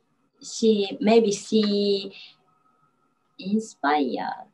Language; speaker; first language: English; non-native, learner; Japanese